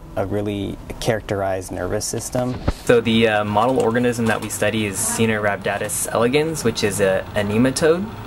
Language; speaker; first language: English; native; English